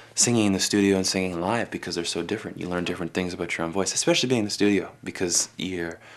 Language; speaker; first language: English; native; English